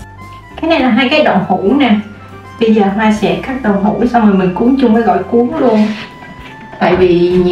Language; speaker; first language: Vietnamese; native; Vietnamese